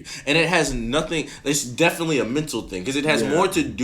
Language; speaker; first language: English; native; English